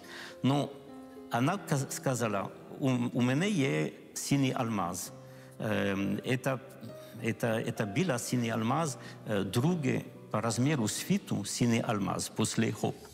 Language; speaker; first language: Ukrainian; non-native, learner; French